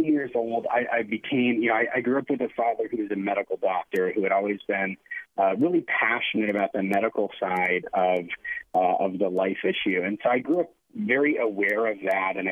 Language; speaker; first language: English; native; English